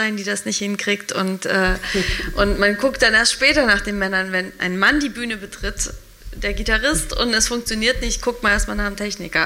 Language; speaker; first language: German; native; German